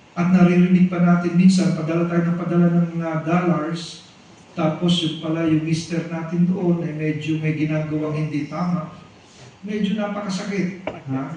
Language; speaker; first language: Filipino; non-native, local second language; Cebuano